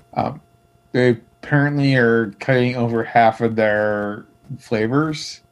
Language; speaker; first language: English; native; English